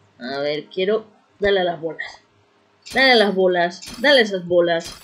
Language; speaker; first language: Spanish; native; Spanish